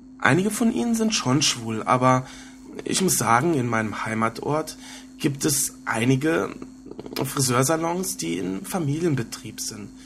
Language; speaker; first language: German; native; German